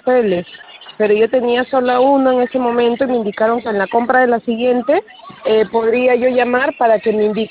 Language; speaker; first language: Spanish; native; Spanish